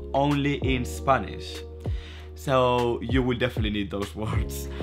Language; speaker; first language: English; non-native, fluent; Spanish